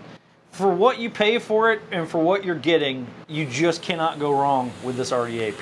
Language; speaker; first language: English; native; English